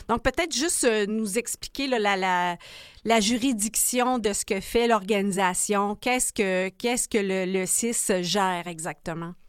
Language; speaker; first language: French; native; French